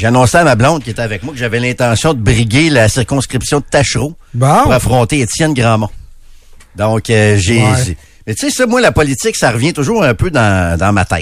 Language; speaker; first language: French; native; French